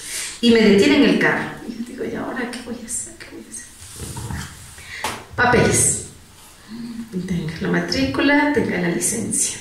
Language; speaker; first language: Spanish; native; Spanish